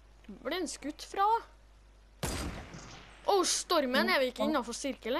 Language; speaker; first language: Norwegian; native; Norwegian